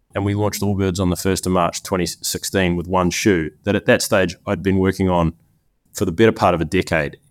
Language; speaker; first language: English; native; English